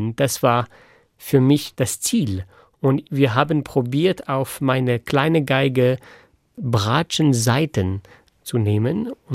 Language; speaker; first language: German; non-native, fluent; French